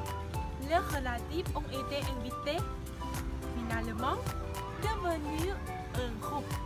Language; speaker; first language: French; non-native, learner; Thai